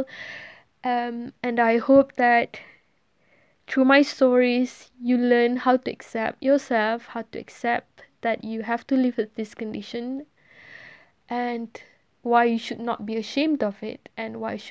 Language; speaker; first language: English; non-native, local second language; Malay